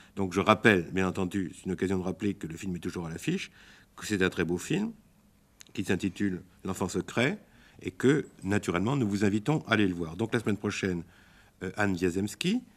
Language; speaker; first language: French; native; French